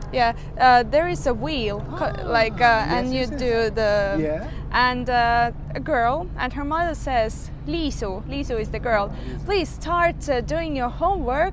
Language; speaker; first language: English; non-native, fluent; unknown